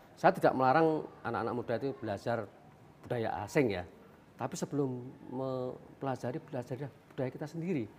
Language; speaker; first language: Indonesian; non-native, local second language; Javanese